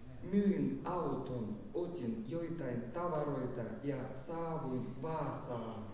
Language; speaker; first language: Finnish; non-native, learner; Russian